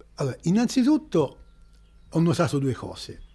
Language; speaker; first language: Italian; native; Italian